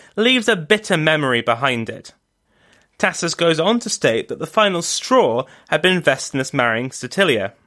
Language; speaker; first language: English; native; English